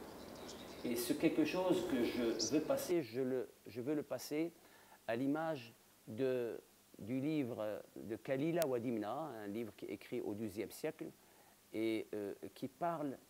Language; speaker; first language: French; non-native, local second language; Arabic